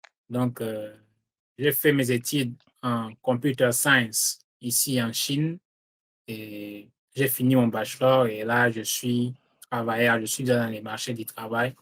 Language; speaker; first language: French; non-native, local second language; Lingala